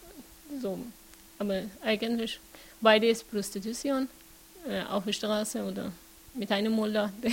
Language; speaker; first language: German; non-native, learner; Persian